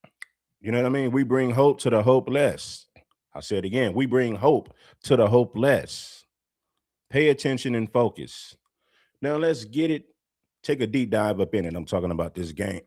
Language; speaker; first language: English; native; English